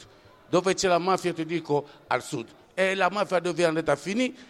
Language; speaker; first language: Italian; non-native, fluent; French